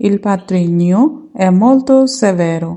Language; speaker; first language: Italian; non-native, fluent; Bangla